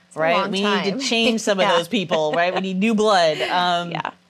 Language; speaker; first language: English; native; English